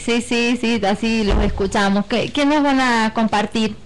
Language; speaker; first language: Spanish; native; Spanish